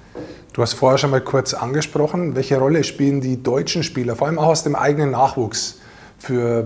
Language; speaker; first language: German; native; German